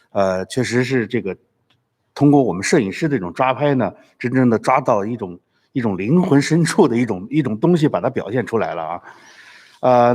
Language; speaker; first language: Chinese; native; Chinese